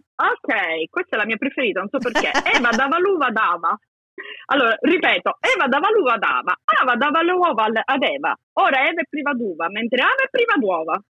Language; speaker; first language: Italian; native; Italian